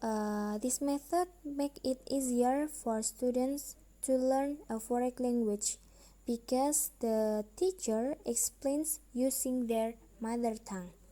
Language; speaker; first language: English; non-native, learner; Indonesian